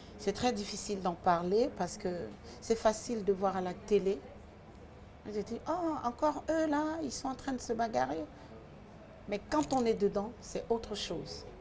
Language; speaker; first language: French; early bilingual, other home language; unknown